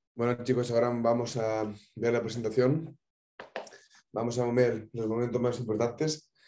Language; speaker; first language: Spanish; non-native, fluent; Ukrainian